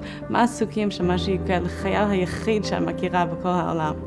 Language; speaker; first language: Hebrew; non-native, fluent; English